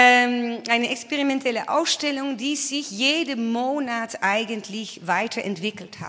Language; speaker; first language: German; non-native, fluent; Dutch